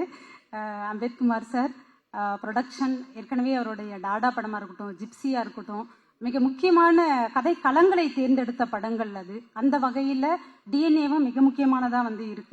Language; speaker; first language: Tamil; native; Tamil